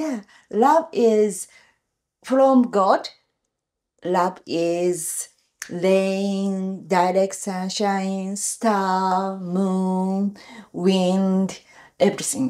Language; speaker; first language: English; non-native, learner; Japanese